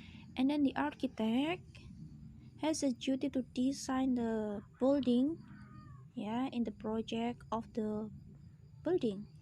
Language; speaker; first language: English; non-native, fluent; Indonesian